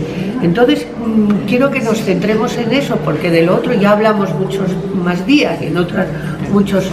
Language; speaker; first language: Spanish; native; Spanish